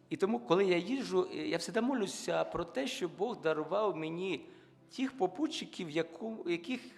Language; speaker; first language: Ukrainian; non-native, local second language; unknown